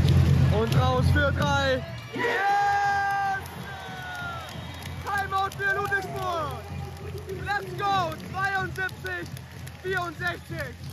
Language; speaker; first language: German; native; German